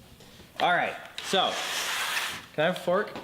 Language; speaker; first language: English; native; English